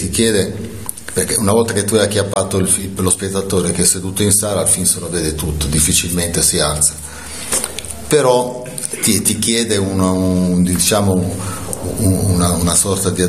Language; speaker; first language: Italian; native; Italian